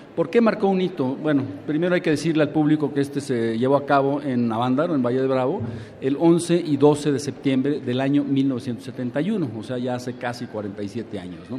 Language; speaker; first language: Spanish; native; Spanish